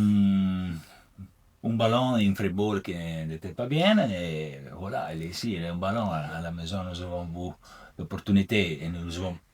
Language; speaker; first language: French; non-native, learner; Italian